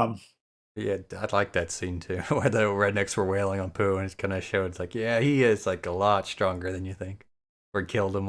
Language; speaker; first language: English; native; English